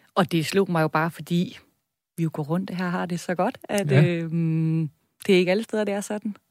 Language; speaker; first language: Danish; native; Danish